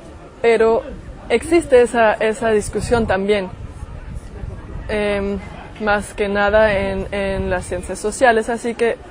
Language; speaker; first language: Spanish; non-native, fluent; German